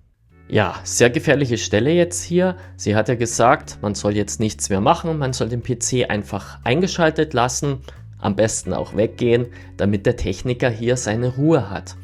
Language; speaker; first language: German; native; German